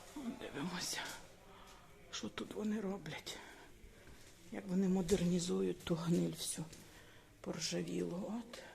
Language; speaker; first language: Ukrainian; native; Ukrainian